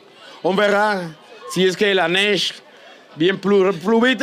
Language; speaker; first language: French; non-native, learner; Spanish